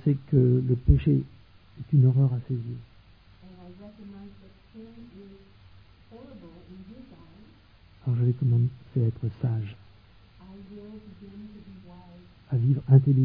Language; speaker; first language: French; native; French